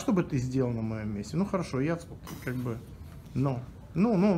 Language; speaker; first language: Russian; native; Russian